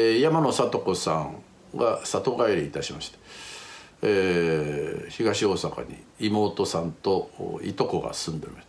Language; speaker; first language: Japanese; native; Japanese